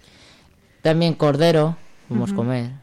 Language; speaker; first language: Spanish; early bilingual, other home language; Arabic